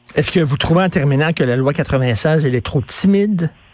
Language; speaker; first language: French; native; French